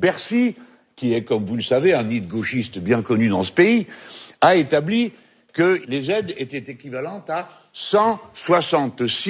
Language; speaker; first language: French; native; French